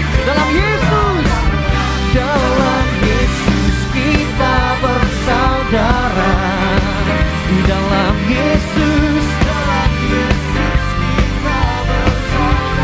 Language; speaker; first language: Indonesian; native; Indonesian